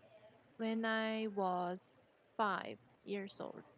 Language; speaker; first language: English; non-native, learner; Korean